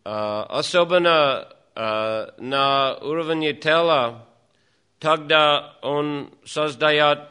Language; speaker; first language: Russian; non-native, fluent; English